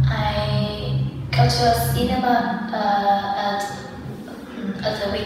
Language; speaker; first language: English; non-native, learner; Vietnamese